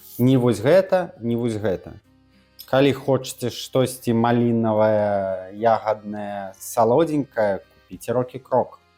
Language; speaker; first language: Belarusian; non-native, local second language; Russian